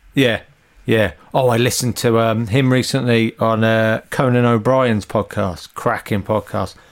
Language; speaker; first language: English; native; English